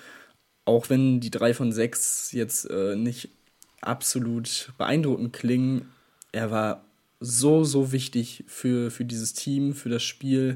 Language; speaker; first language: German; native; German